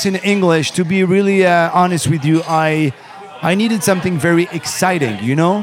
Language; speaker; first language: English; non-native, fluent; Arabic